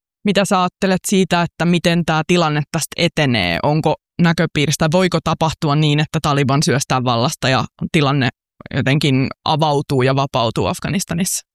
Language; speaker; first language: Finnish; native; Finnish